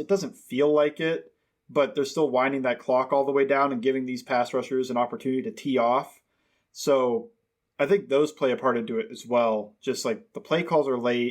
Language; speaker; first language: English; native; English